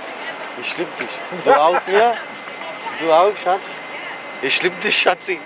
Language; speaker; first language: German; non-native, learner; Macedonian